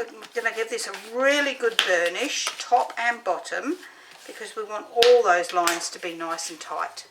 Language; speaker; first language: English; native; English